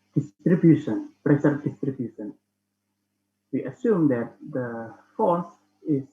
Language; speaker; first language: English; non-native, fluent; Indonesian